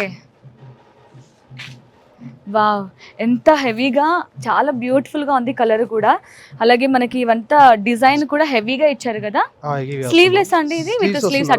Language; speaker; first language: Telugu; native; Telugu